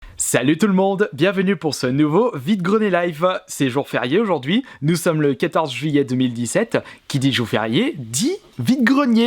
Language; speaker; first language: French; native; French